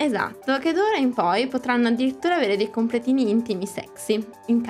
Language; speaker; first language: Italian; native; Italian